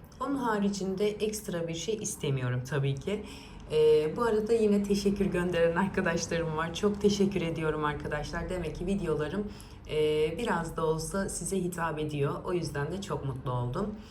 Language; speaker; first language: Turkish; native; Turkish